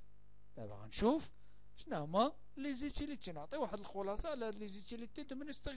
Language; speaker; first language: French; non-native, local second language; Arabic